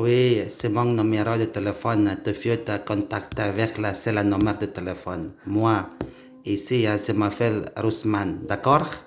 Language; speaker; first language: French; non-native, learner; Indonesian